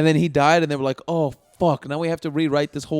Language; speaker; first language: English; native; English